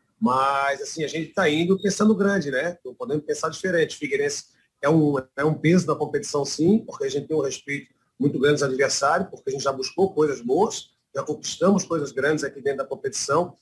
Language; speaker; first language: Portuguese; native; Portuguese